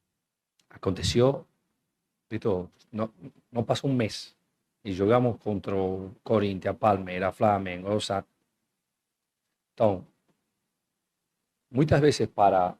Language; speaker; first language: Portuguese; non-native, fluent; Spanish